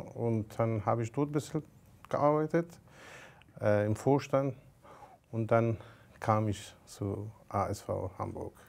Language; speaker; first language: German; non-native, fluent; Persian